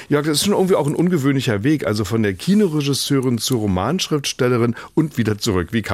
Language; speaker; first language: German; native; German